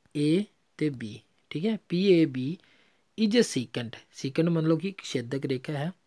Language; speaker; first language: Hindi; non-native, local second language; Punjabi